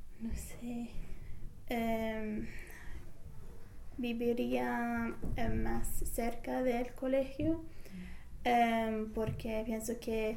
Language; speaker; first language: Spanish; non-native, fluent; English